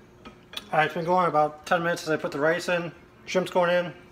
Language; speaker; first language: English; native; English